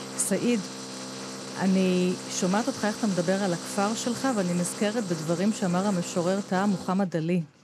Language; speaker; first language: Hebrew; native; Hebrew